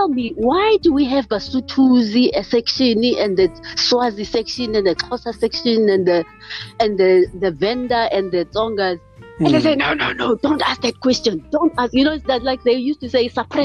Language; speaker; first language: English; non-native, local second language; Xhosa